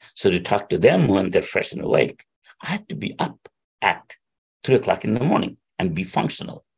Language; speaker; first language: English; non-native, local second language; Bangla